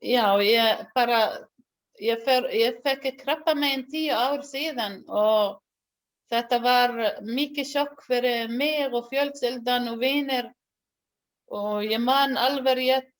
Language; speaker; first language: Icelandic; non-native, learner; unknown